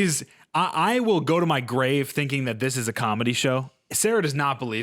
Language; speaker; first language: English; native; English